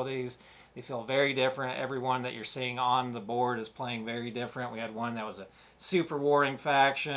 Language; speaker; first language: English; native; English